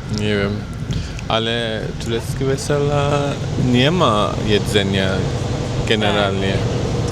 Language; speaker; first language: Polish; non-native, learner; Turkish